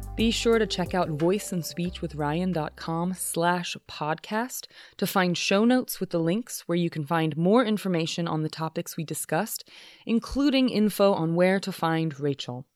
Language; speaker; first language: English; native; English